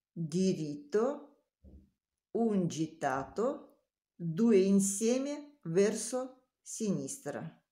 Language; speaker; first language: Italian; non-native, learner; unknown